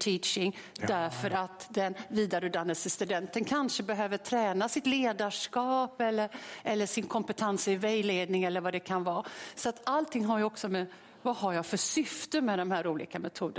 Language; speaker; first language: Swedish; native; Swedish